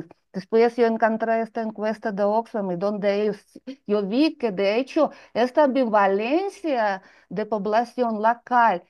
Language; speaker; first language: Spanish; non-native, fluent; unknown